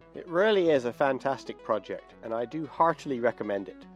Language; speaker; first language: English; native; English